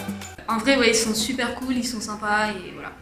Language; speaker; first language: French; native; French